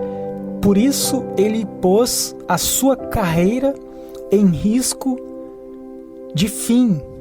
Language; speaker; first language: Portuguese; native; Portuguese